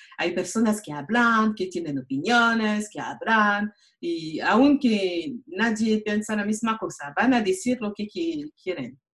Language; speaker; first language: Spanish; non-native, learner; French